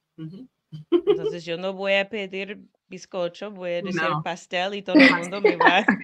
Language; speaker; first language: Spanish; native; Spanish